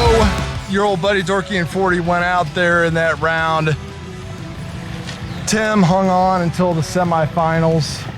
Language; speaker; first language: English; native; English